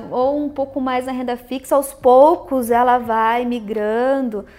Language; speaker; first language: Portuguese; native; Portuguese